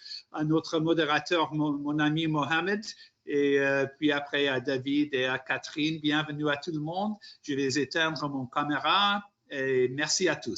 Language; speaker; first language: French; non-native, fluent; English